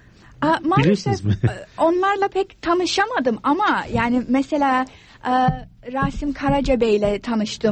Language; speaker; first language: Turkish; non-native, fluent; English